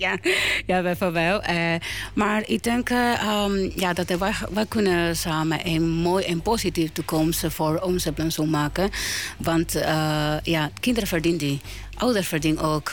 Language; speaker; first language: Dutch; non-native, learner; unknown